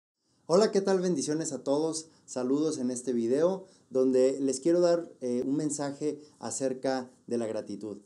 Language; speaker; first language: Spanish; native; Spanish